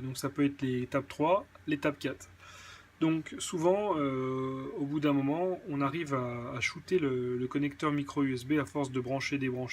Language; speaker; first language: French; native; French